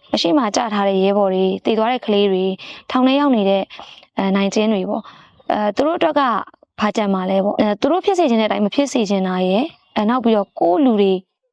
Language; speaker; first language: Burmese; native; Burmese